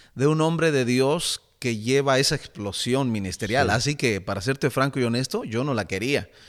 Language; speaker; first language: Spanish; native; Spanish